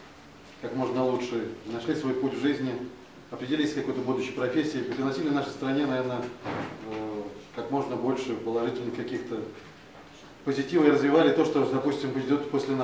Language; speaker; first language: Russian; native; Russian